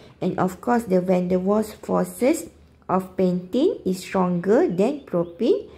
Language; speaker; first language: English; non-native, local second language; Malay